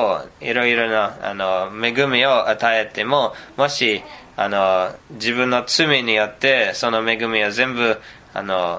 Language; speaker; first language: Japanese; non-native, fluent; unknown